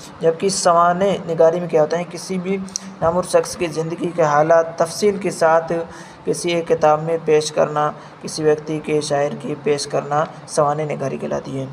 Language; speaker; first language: Urdu; native; Urdu